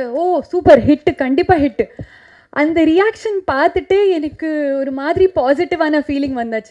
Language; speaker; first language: Tamil; non-native, fluent; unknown